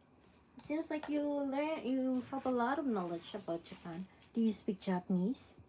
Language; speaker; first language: English; non-native, local second language; Filipino